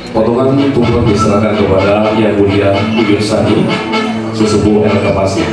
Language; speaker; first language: Indonesian; native; Indonesian